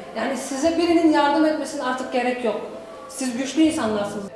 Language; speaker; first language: Turkish; native; Turkish